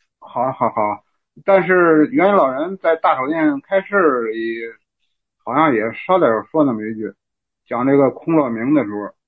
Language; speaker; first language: Chinese; native; Chinese